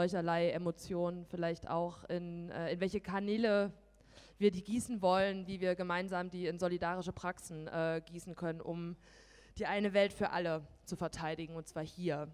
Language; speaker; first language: German; native; German